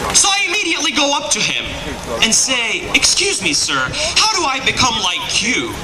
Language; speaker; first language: English; non-native, fluent; Arabic